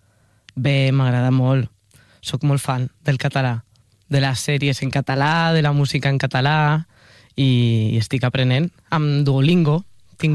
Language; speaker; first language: Catalan; non-native, learner; Spanish